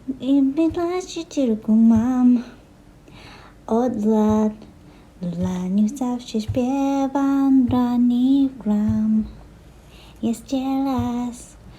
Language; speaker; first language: Polish; non-native, learner; Japanese